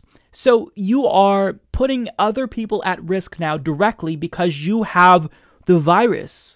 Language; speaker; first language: English; native; English